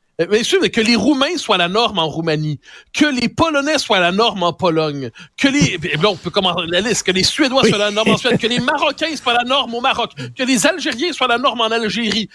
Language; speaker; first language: French; native; French